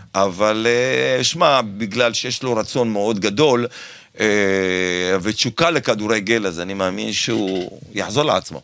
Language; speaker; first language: Hebrew; native; Hebrew